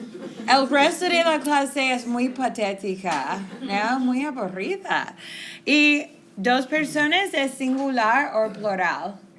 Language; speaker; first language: Spanish; non-native, fluent; English